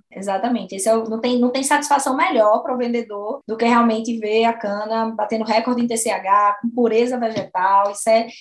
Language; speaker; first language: Portuguese; native; Portuguese